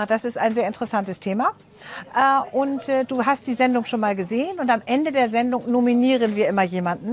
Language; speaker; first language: German; native; German